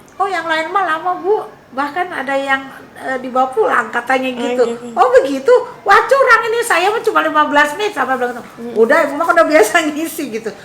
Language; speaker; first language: Indonesian; native; Indonesian